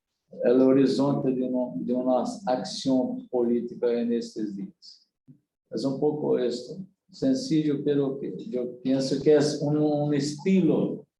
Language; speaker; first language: Spanish; non-native, learner; Portuguese